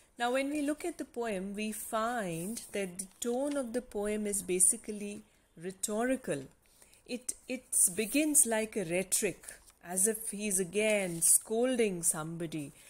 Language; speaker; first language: English; non-native, local second language; Punjabi